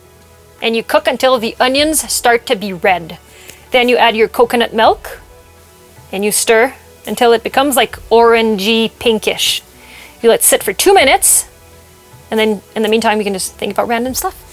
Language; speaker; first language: English; non-native, local second language; French